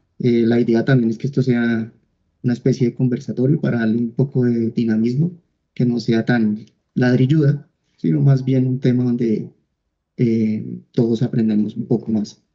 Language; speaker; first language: Spanish; native; Spanish